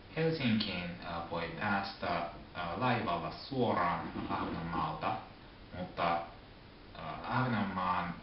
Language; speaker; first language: Finnish; non-native, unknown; Japanese